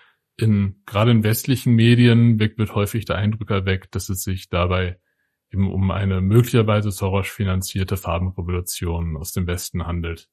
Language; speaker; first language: German; native; German